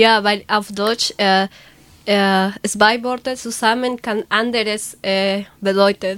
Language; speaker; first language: German; non-native, learner; Spanish